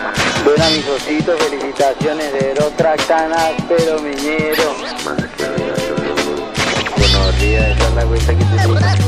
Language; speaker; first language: Spanish; native; Spanish